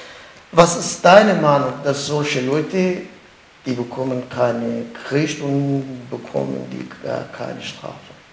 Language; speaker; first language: German; non-native, learner; Kurdish